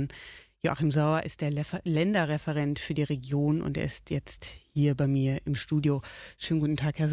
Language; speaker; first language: German; native; German